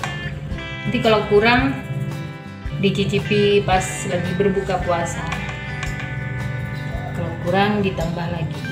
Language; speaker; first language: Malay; non-native, local second language; Madurese